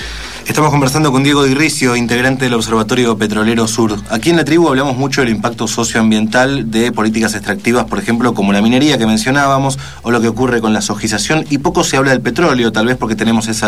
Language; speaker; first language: Spanish; native; Spanish